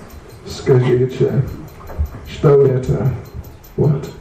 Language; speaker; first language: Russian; non-native, learner; English